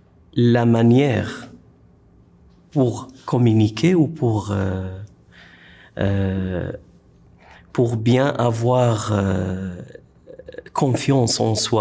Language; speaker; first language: French; non-native, fluent; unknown